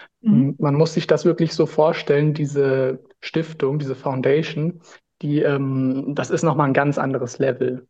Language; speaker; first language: German; native; German